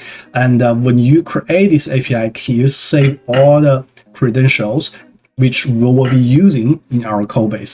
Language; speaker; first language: English; non-native, fluent; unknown